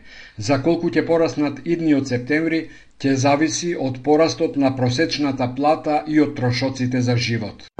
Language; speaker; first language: Macedonian; native; Macedonian